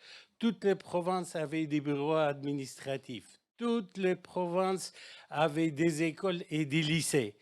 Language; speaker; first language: French; non-native, fluent; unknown